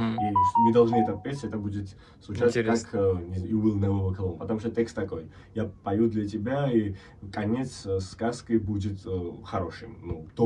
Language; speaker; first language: Russian; non-native, fluent; Georgian